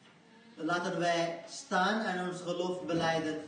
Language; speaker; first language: Dutch; non-native, fluent; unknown